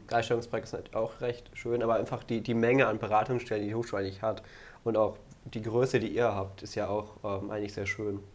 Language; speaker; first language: German; native; German